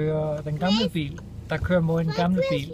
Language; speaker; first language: Danish; native; Danish